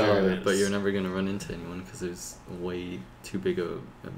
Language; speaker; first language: English; native; English